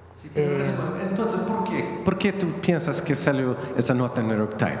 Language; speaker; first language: Spanish; non-native, learner; Swedish